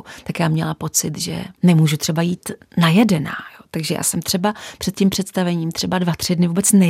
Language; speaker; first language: Czech; native; Czech